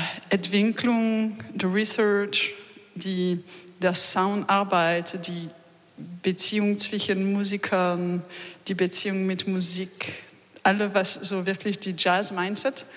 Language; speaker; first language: German; non-native, learner; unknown